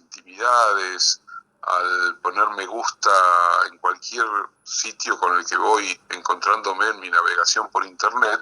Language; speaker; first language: Spanish; native; Spanish